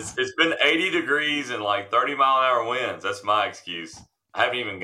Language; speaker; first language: English; native; English